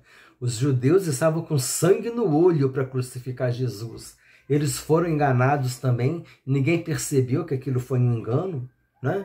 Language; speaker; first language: Portuguese; native; Portuguese